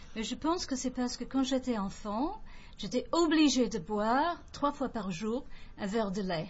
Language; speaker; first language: French; non-native, fluent; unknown